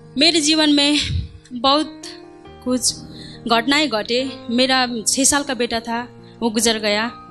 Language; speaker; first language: Hindi; non-native, fluent; Nepali